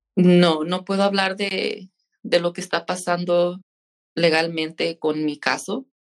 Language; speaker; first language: Spanish; early bilingual, heritage; Spanish